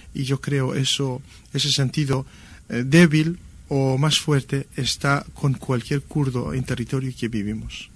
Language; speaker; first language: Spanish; non-native, fluent; Kurdish